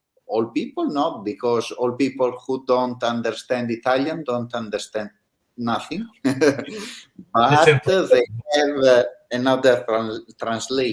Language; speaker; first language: English; non-native, learner; Italian